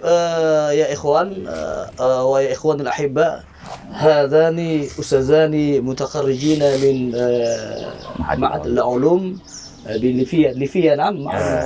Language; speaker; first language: Arabic; non-native, fluent; Indonesian